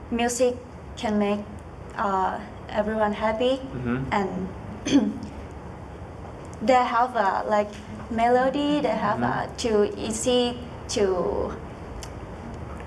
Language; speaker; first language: English; non-native, learner; Thai